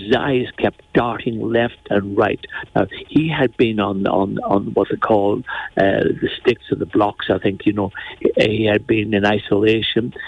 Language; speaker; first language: English; native; English